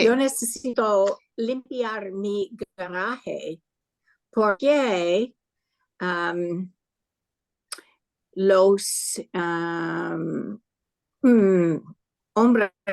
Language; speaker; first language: Spanish; non-native, learner; English